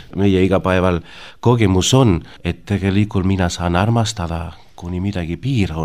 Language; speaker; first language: Estonian; non-native, learner; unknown